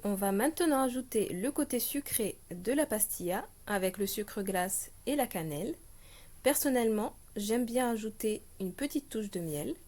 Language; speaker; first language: French; non-native, local second language; Arabic